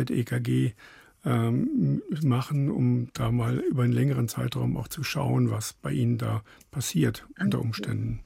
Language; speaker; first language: German; native; German